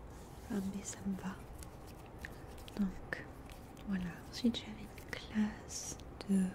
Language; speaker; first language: French; early bilingual, heritage; French